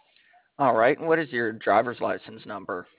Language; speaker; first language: English; native; English